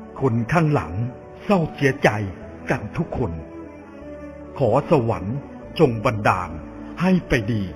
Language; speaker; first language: Thai; native; Thai